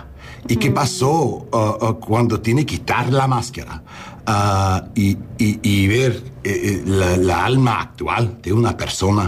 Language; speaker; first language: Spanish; early bilingual, heritage; English